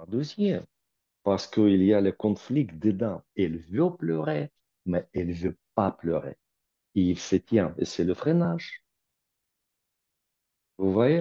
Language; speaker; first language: French; non-native, fluent; Russian